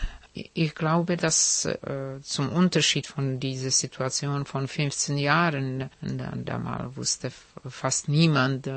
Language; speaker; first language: German; non-native, fluent; Czech